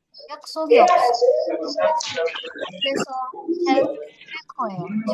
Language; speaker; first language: Korean; non-native, learner; Indonesian